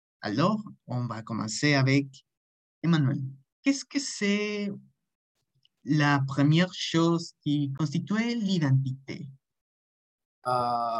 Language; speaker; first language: French; non-native, learner; Spanish